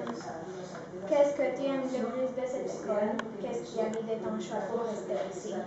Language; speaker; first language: French; non-native, learner; Spanish